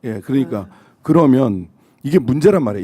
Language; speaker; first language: Korean; native; Korean